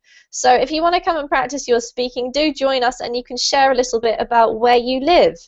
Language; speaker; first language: English; native; English